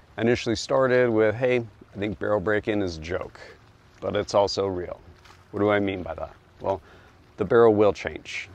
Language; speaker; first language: English; native; English